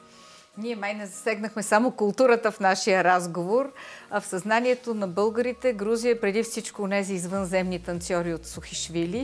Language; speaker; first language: Bulgarian; native; Bulgarian